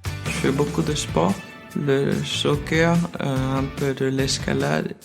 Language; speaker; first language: French; non-native, fluent; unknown